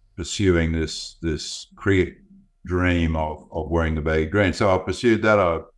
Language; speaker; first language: English; native; English